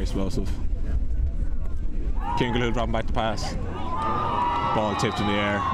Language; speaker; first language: English; native; English